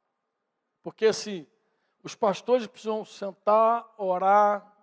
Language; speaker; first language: Portuguese; native; Portuguese